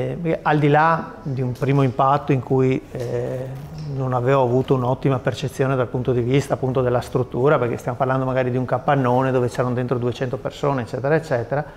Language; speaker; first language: Italian; native; Italian